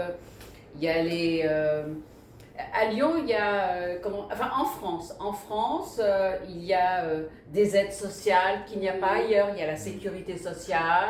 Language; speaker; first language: French; early bilingual, other home language; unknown